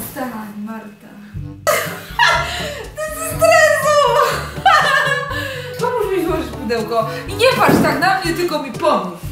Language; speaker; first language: Polish; native; Polish